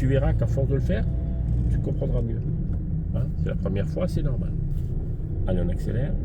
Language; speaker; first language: French; native; French